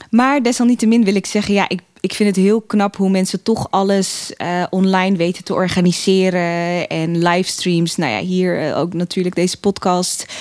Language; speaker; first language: Dutch; early bilingual, other home language; Tigrinya